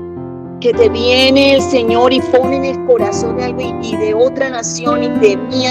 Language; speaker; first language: Spanish; native; Spanish